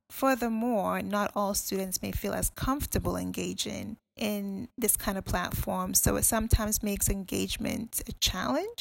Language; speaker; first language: English; non-native, local second language; Akan